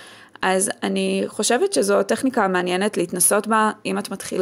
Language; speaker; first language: Hebrew; native; Hebrew